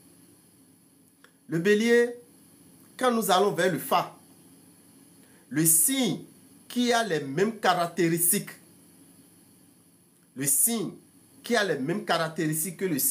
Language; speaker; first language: French; non-native, local second language; Fon